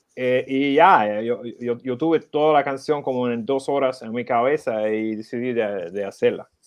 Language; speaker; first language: Spanish; non-native, learner; Ukrainian